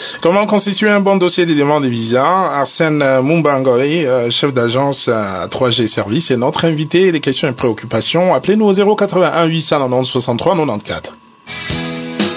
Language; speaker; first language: French; non-native, local second language; Lingala